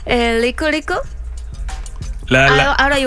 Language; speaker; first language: Spanish; non-native, learner; Korean